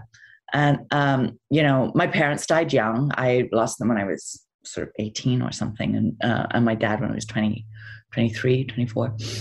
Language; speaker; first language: English; native; English